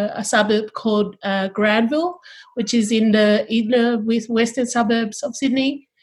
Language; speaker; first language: English; early bilingual, other home language; Tongan